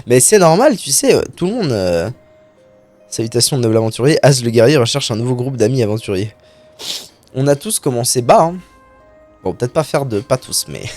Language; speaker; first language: French; native; French